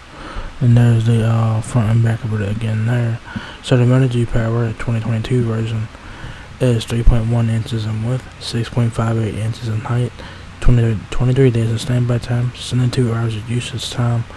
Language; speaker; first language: English; native; English